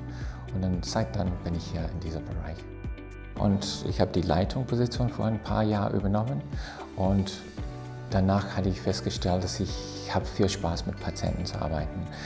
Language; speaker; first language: German; non-native, fluent; English